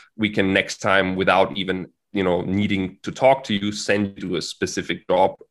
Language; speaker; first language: English; non-native, fluent; German